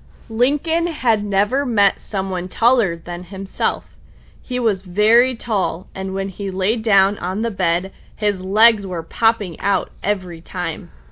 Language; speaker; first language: English; native; English